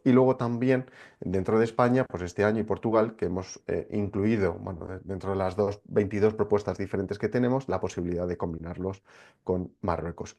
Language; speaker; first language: Spanish; native; Spanish